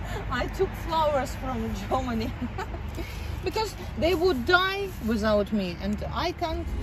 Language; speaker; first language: English; non-native, fluent; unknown